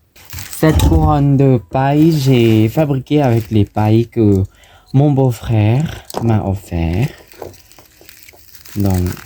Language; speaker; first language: French; non-native, fluent; Thai